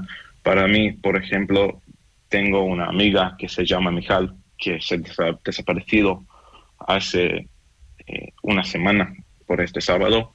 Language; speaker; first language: Spanish; non-native, fluent; Hebrew